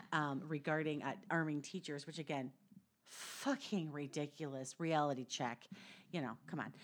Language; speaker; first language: English; native; English